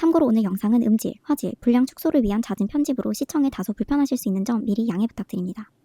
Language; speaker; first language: Korean; native; Korean